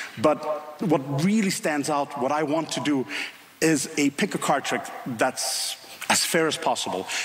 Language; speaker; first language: English; non-native, fluent; Finnish